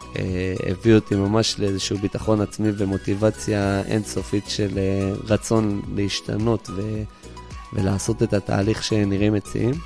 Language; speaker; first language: Hebrew; early bilingual, other home language; English